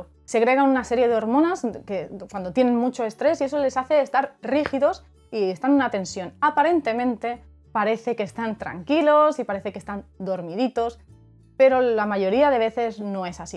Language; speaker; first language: Spanish; native; Spanish